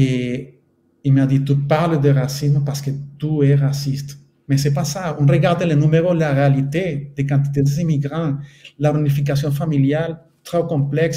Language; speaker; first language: French; non-native, fluent; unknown